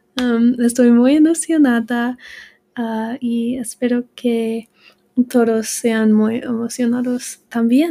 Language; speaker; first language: Spanish; non-native, learner; English